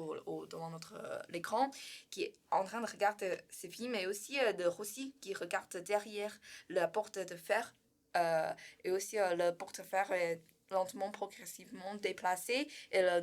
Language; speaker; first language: French; non-native, learner; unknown